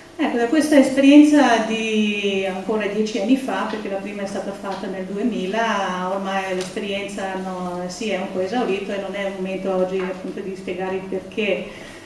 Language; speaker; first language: Italian; non-native, fluent; English